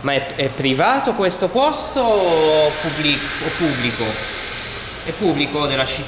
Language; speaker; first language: Italian; non-native, fluent; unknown